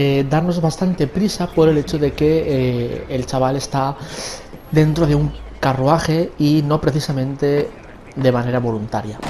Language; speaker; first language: Spanish; native; Spanish